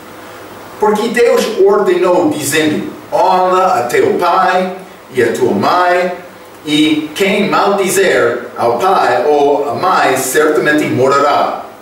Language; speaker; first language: Portuguese; non-native, fluent; English